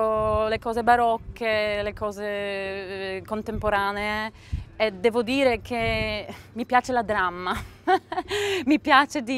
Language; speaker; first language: Italian; non-native, fluent; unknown